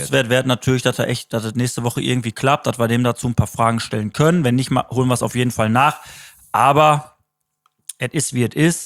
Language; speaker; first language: German; native; German